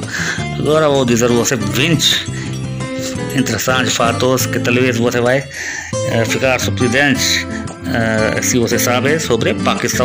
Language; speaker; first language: Portuguese; non-native, learner; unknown